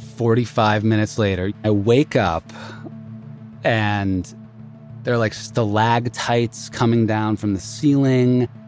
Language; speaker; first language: English; native; English